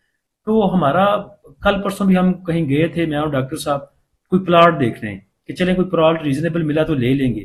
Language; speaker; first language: Hindi; native; Hindi